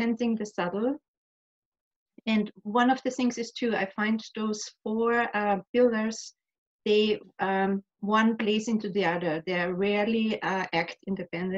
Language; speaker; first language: English; non-native, fluent; German